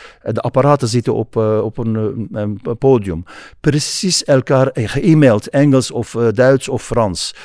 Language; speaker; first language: Dutch; non-native, fluent; Kurdish